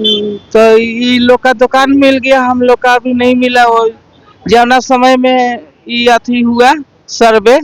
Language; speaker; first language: Hindi; non-native, local second language; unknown